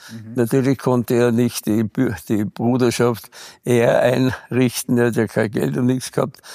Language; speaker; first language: German; native; German